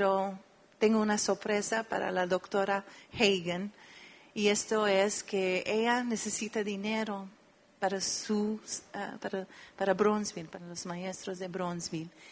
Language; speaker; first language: Spanish; early bilingual, heritage; Spanish